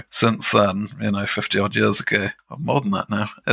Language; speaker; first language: English; native; English